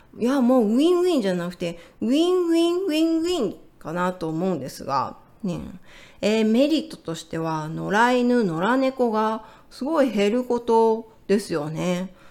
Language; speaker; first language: Japanese; native; Japanese